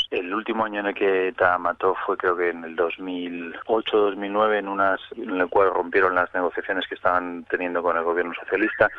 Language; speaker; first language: Spanish; native; Spanish